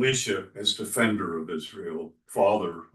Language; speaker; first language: English; native; English